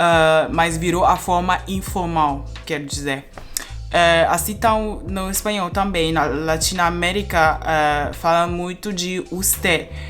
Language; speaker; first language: Portuguese; non-native, fluent; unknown